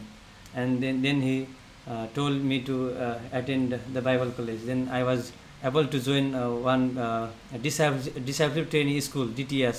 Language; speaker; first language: English; non-native, local second language; Nepali